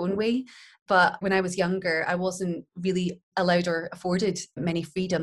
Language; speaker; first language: English; native; English